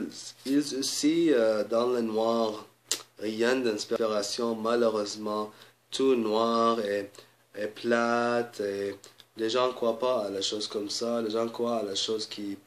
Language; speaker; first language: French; non-native, learner; English